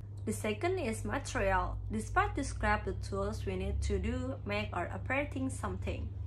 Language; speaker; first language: English; non-native, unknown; Indonesian